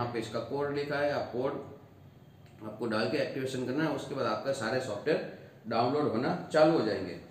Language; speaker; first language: Hindi; non-native, local second language; Gujarati